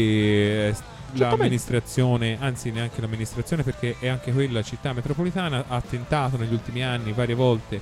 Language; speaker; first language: Italian; native; Italian